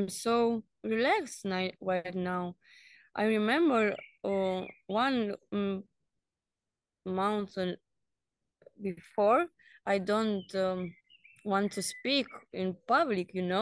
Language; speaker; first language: English; non-native, learner; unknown